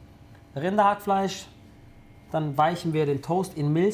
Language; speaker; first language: German; early bilingual, other home language; Italian